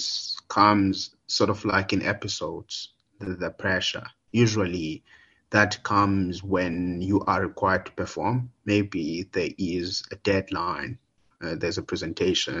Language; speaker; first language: English; non-native, local second language; Xhosa